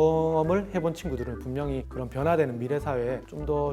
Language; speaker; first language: Korean; native; Korean